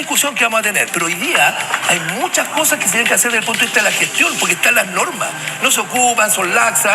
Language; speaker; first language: Spanish; native; Spanish